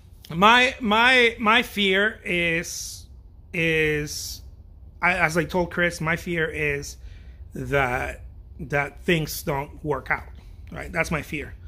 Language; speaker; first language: English; non-native, fluent; Spanish